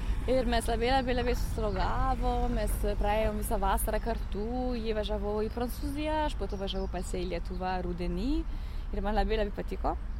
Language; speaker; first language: Lithuanian; non-native, fluent; French